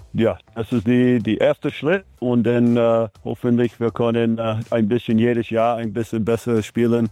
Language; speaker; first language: German; non-native, fluent; English